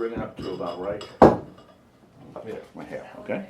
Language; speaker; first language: English; native; English